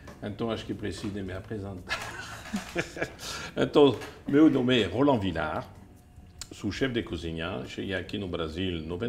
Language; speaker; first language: Portuguese; non-native, fluent; French